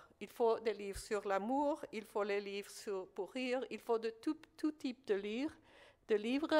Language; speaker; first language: French; non-native, fluent; Spanish